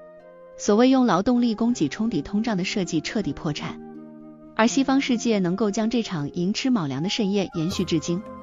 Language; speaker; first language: Chinese; native; Chinese